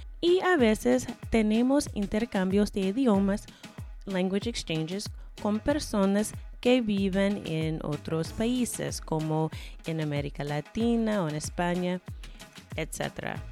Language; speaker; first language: Spanish; non-native, fluent; English